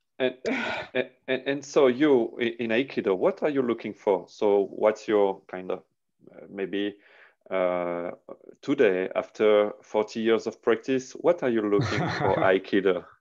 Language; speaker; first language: English; non-native, learner; French